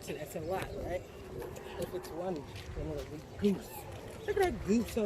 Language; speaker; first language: English; native; English